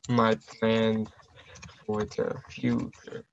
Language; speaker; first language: English; early bilingual, other home language; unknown